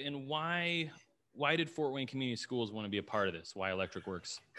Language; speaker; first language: English; native; English